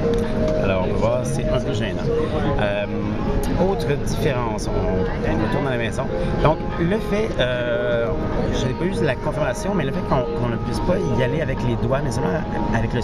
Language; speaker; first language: French; native; French